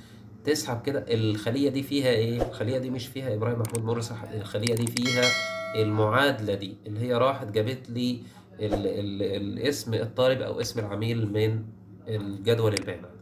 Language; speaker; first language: Arabic; native; Arabic